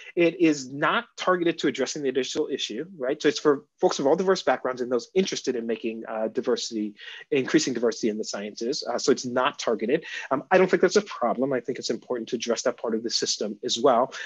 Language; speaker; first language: English; native; English